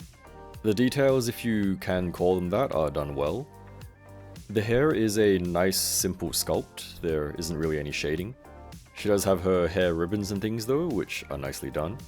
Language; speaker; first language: English; native; English